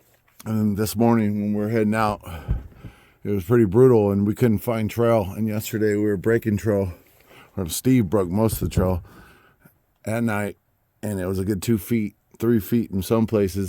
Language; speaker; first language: English; native; English